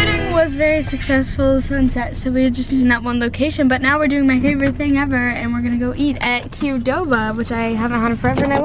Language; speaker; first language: English; native; English